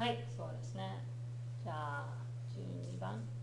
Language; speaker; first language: Japanese; non-native, fluent; English